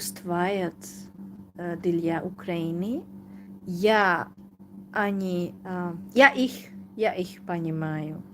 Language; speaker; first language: Russian; non-native, learner; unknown